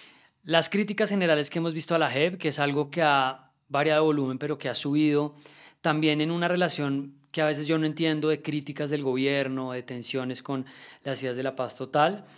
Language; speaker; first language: Spanish; native; Spanish